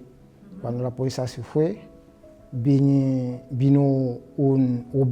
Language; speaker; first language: Spanish; non-native, learner; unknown